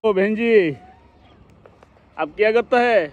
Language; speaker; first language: Hindi; non-native, learner; Bangla